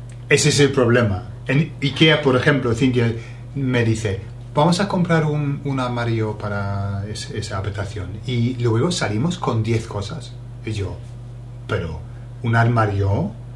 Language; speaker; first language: Spanish; non-native, fluent; English